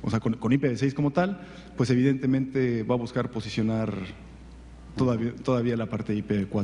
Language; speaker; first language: Spanish; native; Spanish